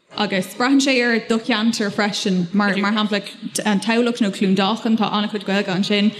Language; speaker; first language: Irish; non-native, local second language; English